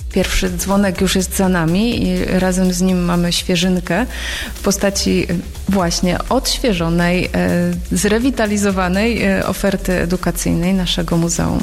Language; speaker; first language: Polish; native; Polish